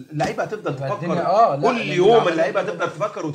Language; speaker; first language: Arabic; native; Arabic